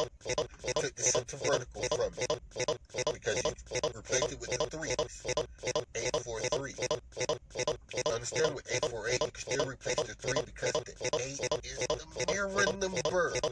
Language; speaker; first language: English; native; English